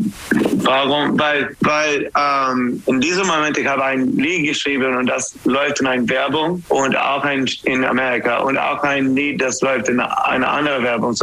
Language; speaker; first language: German; non-native, learner; English